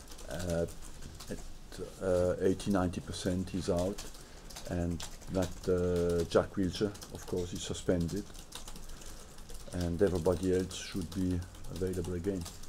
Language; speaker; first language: English; non-native, fluent; French